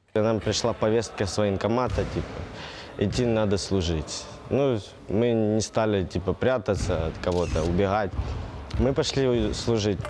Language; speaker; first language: Ukrainian; native; Ukrainian